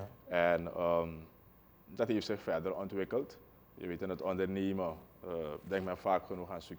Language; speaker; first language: Dutch; native; Dutch